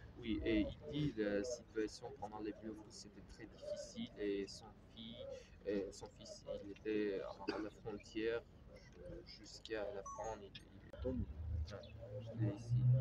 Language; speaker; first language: French; non-native, learner; Armenian